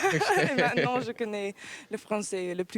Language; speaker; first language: French; early bilingual, heritage; English